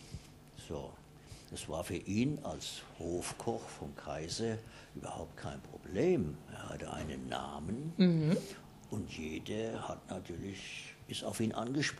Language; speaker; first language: German; native; German